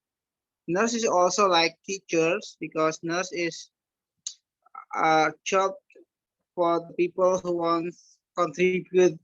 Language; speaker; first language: English; non-native, learner; Indonesian